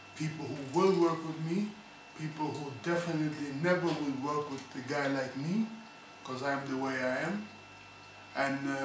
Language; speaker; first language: English; non-native, fluent; Swedish